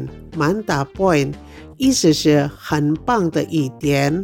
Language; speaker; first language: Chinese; non-native, fluent; Indonesian